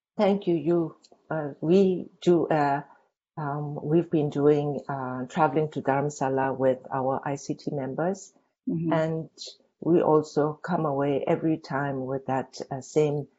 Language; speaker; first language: English; non-native, local second language; Tibetan